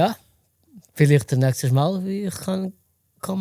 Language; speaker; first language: German; non-native, learner; Portuguese